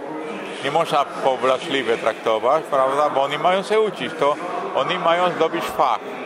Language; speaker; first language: Polish; non-native, fluent; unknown